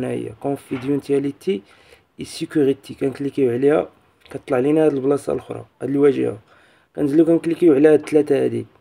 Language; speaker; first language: Arabic; native; Arabic